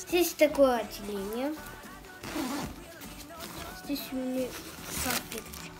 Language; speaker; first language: Russian; early bilingual, heritage; Russian